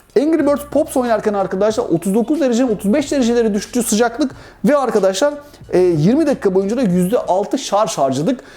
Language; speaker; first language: Turkish; native; Turkish